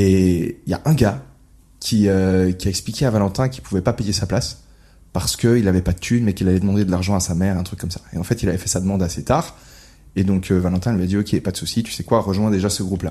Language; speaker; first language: French; native; French